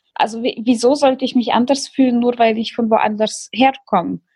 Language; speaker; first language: German; early bilingual, other home language; Russian